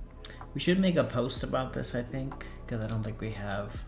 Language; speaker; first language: English; native; English